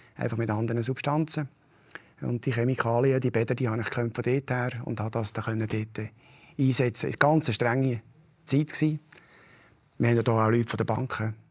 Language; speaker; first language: German; native; German